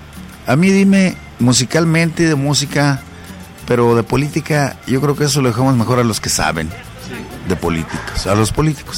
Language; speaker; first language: Spanish; native; Spanish